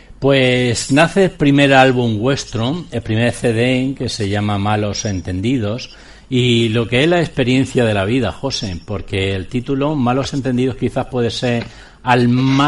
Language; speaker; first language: Spanish; native; Spanish